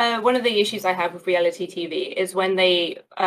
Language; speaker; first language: English; native; English